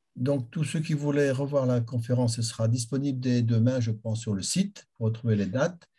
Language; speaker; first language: French; native; French